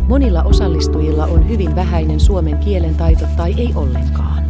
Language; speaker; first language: Finnish; native; Finnish